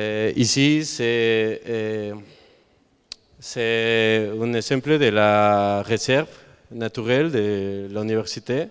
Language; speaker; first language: French; non-native, learner; Spanish